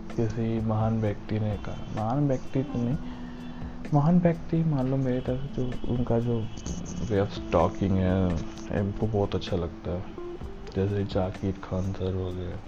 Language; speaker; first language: Hindi; native; Hindi